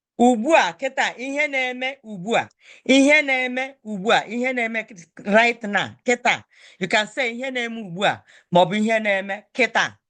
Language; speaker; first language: Igbo; native; Igbo